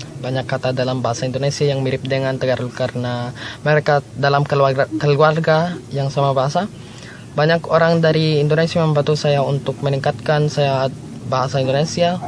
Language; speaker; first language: Indonesian; non-native, learner; Filipino